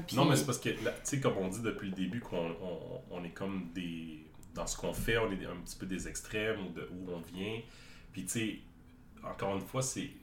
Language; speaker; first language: French; native; French